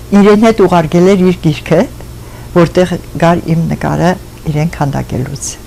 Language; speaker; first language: Armenian; early bilingual, other home language; French